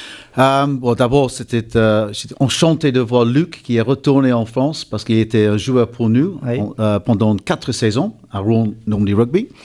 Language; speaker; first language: French; non-native, fluent; English